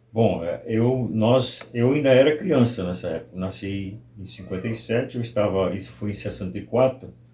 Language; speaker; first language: Portuguese; native; Portuguese